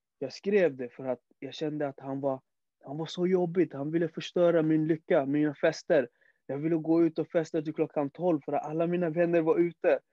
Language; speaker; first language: Swedish; early bilingual, other home language; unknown